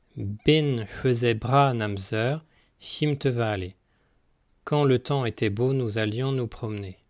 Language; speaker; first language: French; native; French